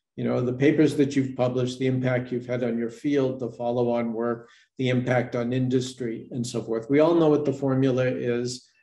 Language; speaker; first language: English; native; English